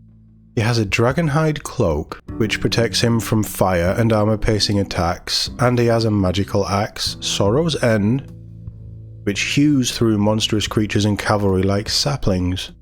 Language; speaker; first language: English; native; English